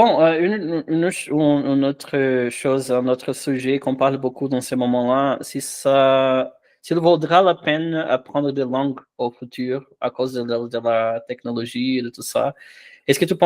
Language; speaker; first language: French; non-native, fluent; Portuguese